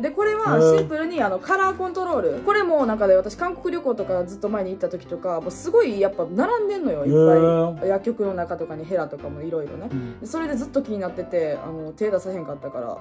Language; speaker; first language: Japanese; native; Japanese